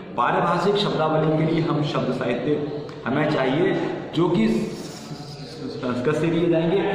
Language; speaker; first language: Hindi; native; Hindi